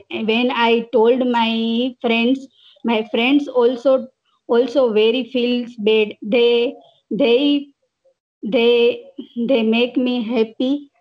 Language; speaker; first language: English; non-native, local second language; Gujarati